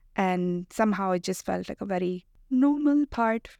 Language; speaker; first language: English; non-native, local second language; Hindi